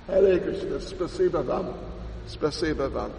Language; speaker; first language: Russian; non-native, learner; English